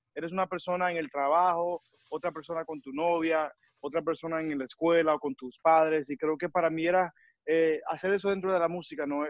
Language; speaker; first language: Spanish; early bilingual, heritage; Spanish